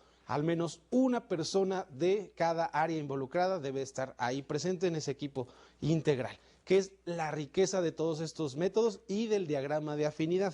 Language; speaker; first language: Spanish; native; Spanish